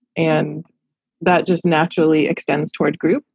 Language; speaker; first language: English; native; English